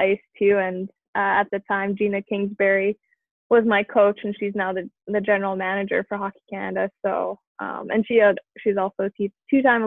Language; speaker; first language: English; native; English